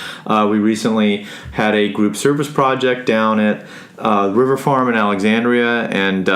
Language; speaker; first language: English; native; English